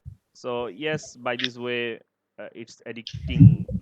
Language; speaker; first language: English; non-native, learner; Bangla